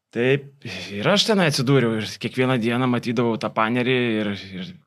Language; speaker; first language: Lithuanian; native; Lithuanian